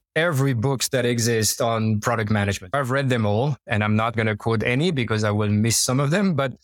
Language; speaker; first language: English; non-native, fluent; French